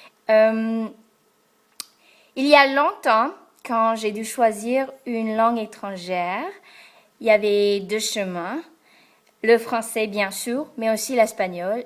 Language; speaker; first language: French; non-native, fluent; English